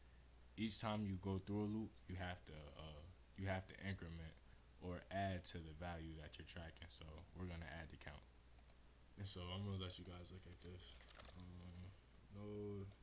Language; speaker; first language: English; native; English